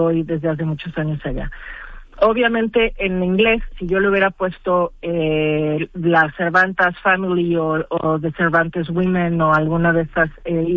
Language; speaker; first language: Spanish; native; Spanish